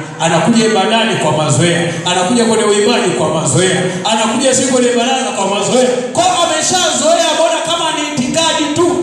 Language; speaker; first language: Swahili; non-native, local second language; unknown